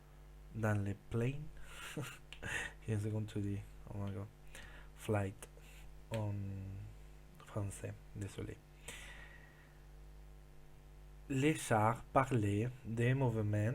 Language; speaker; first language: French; non-native, learner; Spanish